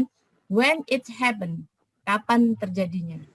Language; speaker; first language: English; non-native, fluent; Indonesian